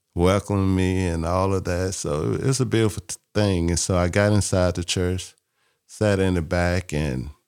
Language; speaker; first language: English; native; English